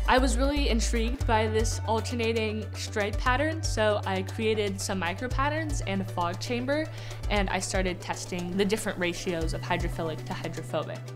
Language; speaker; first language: English; native; English